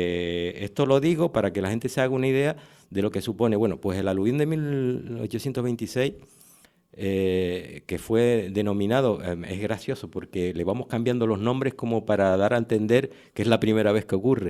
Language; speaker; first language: Spanish; native; Spanish